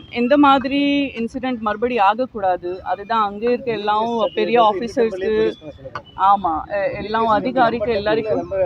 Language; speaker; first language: Tamil; non-native, fluent; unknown